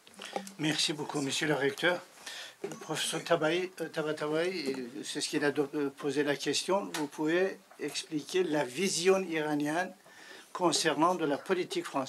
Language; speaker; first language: French; non-native, fluent; Persian